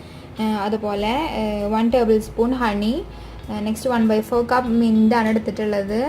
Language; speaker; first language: Malayalam; native; Malayalam